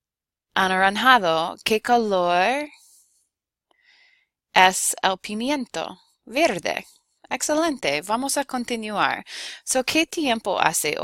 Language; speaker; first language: Spanish; non-native, fluent; English